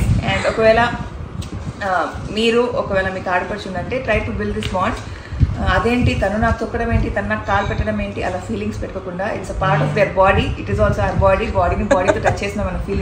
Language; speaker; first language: Telugu; native; Telugu